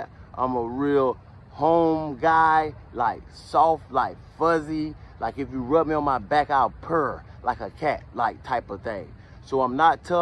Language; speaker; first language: English; native; English